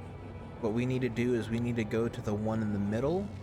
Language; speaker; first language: English; native; English